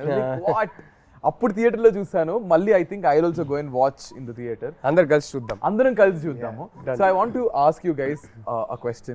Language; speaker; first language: Telugu; native; Telugu